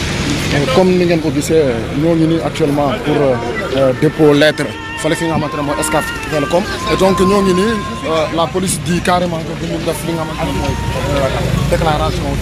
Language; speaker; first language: French; non-native, local second language; Wolof